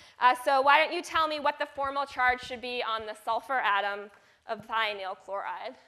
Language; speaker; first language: English; native; English